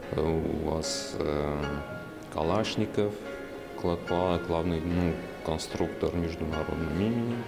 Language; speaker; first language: Russian; non-native, fluent; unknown